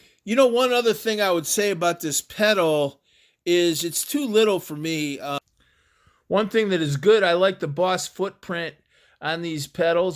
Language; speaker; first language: English; native; English